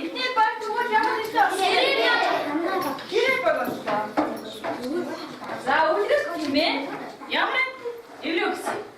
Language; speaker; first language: Mongolian; native; Mongolian